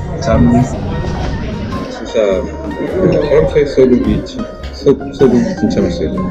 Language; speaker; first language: Korean; non-native, learner; French